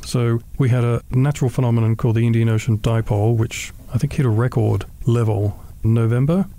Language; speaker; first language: English; native; English